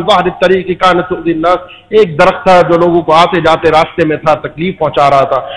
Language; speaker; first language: Urdu; native; Urdu